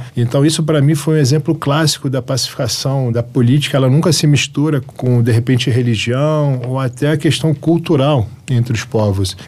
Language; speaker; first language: Portuguese; early bilingual, other home language; Arabic